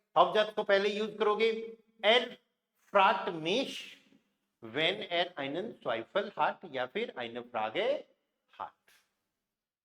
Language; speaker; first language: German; non-native, fluent; Hindi